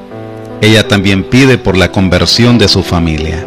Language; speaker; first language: Spanish; native; Spanish